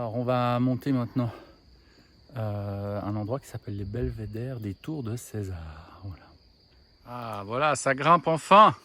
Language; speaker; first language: French; native; French